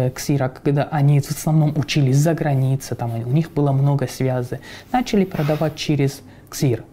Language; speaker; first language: Russian; non-native, fluent; Persian